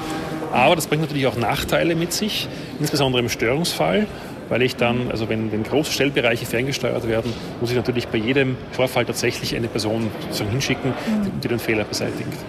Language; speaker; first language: German; native; German